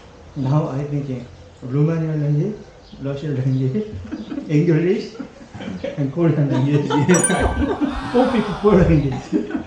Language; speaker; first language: English; non-native, learner; Korean